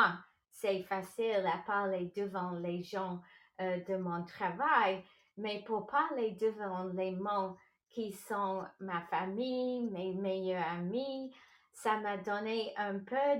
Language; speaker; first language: French; non-native, local second language; English